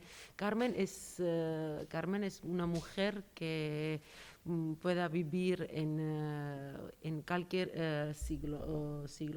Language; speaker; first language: Spanish; non-native, fluent; Georgian